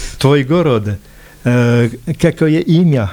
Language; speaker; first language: Russian; non-native, learner; French